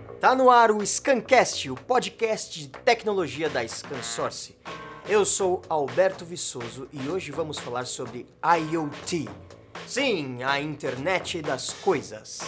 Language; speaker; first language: Portuguese; native; Portuguese